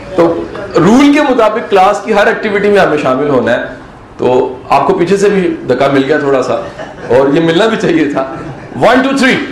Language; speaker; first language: Urdu; non-native, local second language; Punjabi